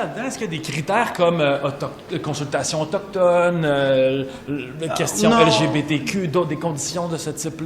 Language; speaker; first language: French; native; French